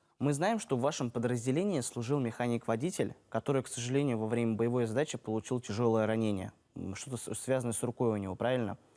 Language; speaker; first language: Russian; native; Russian